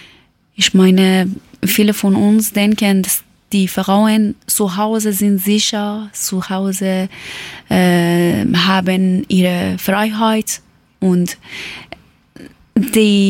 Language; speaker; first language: German; non-native, learner; Persian